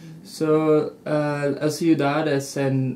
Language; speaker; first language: Spanish; non-native, learner; English